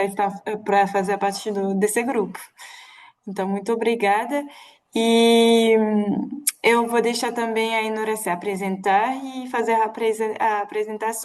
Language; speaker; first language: Portuguese; non-native, fluent; French